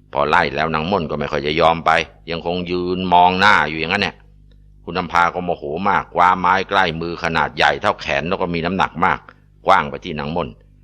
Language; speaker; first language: Thai; native; Thai